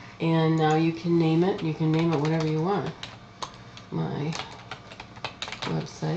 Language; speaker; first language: English; native; English